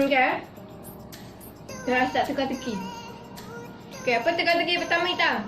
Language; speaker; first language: Malay; native; Malay